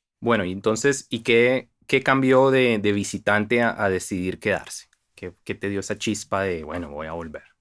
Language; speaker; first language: Spanish; native; Spanish